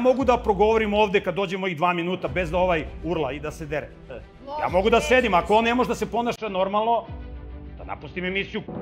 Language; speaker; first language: Serbian; native; Serbian